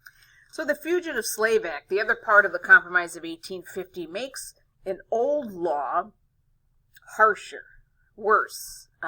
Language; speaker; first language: English; native; English